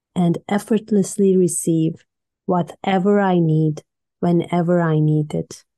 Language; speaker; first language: English; non-native, fluent; Turkish